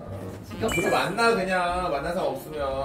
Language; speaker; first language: Korean; native; Korean